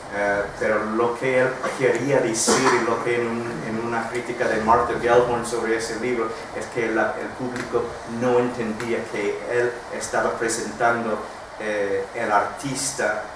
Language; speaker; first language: Spanish; non-native, fluent; English